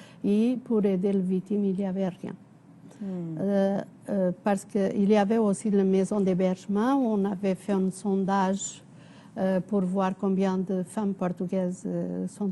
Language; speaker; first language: French; non-native, fluent; Portuguese